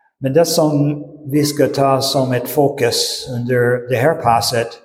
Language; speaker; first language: Swedish; non-native, fluent; English